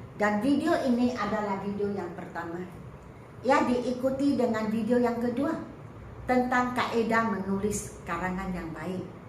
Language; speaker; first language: Malay; non-native, local second language; Chinese